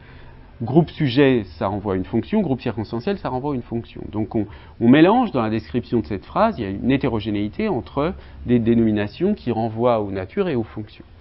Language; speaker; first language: French; native; French